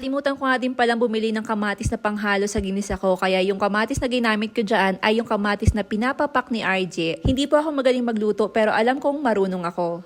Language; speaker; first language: Filipino; non-native, local second language; Romany